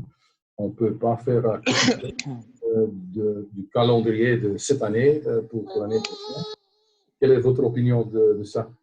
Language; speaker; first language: French; non-native, local second language; Dutch